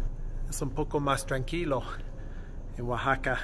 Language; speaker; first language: Spanish; non-native, fluent; English